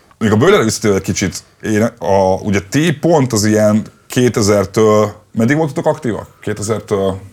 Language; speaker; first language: Hungarian; native; Hungarian